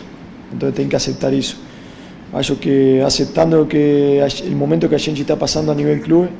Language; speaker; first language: Portuguese; non-native, fluent; Spanish